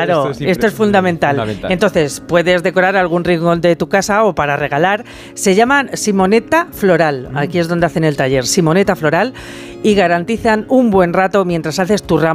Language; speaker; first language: Spanish; native; Spanish